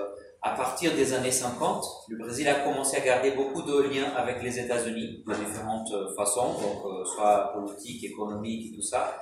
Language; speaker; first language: French; non-native, fluent; Portuguese